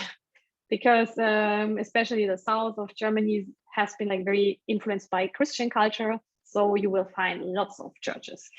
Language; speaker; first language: English; non-native, fluent; German